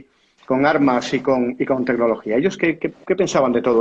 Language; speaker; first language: Spanish; native; Spanish